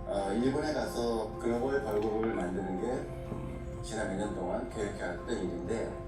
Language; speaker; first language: Korean; native; Korean